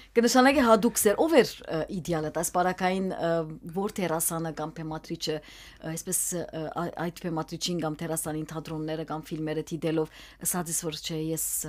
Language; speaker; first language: Armenian; early bilingual, heritage; Armenian